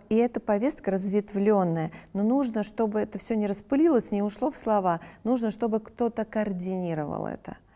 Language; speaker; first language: Russian; native; Russian